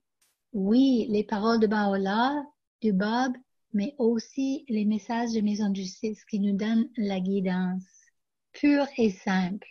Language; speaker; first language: French; non-native, local second language; English